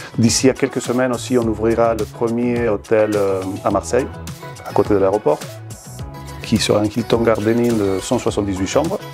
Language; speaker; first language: French; non-native, fluent; Spanish